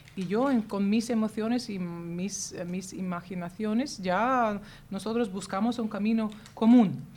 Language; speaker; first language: Spanish; non-native, fluent; Latvian